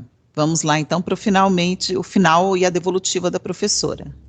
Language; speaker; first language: Portuguese; native; Portuguese